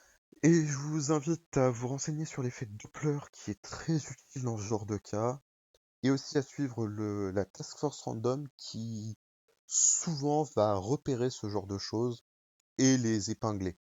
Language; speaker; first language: French; native; French